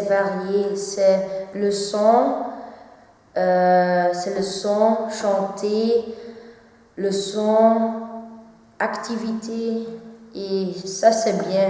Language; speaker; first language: French; non-native, learner; Dutch